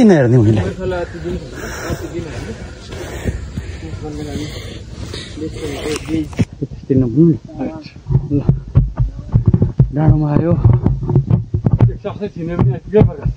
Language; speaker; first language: Nepali; native; Nepali